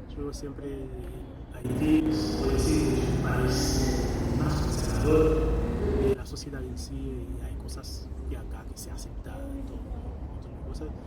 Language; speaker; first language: Spanish; non-native, fluent; Haitian Creole